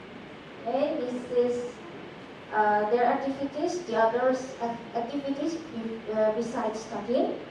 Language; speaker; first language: English; non-native, fluent; Indonesian